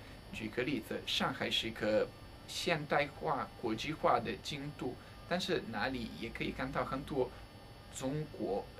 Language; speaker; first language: Chinese; non-native, fluent; Italian